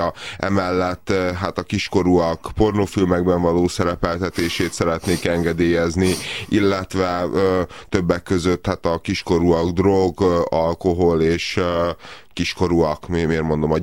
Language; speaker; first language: Hungarian; native; Hungarian